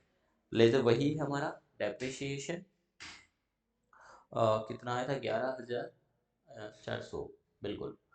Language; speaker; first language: Hindi; native; Hindi